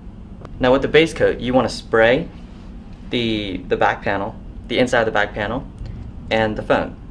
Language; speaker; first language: English; native; English